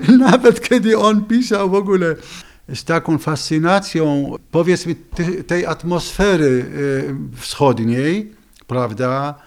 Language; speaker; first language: Polish; non-native, fluent; Arabic